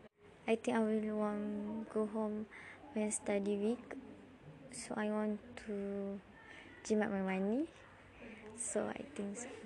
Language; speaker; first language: English; non-native, learner; Malay